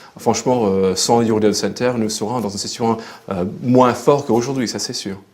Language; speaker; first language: French; non-native, local second language; English